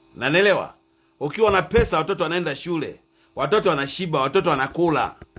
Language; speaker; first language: Swahili; native; Swahili